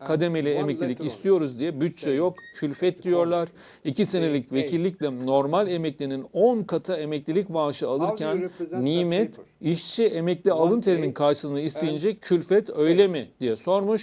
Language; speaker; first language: Turkish; native; Turkish